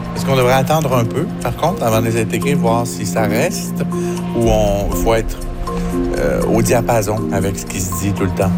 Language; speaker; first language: French; native; French